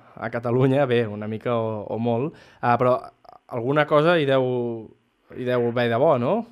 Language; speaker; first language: Catalan; native; Catalan